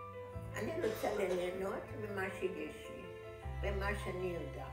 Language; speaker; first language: Hebrew; non-native, fluent; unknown